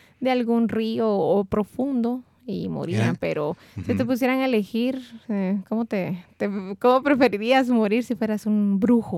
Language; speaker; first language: Spanish; native; Spanish